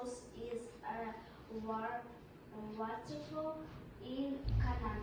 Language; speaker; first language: English; non-native, learner; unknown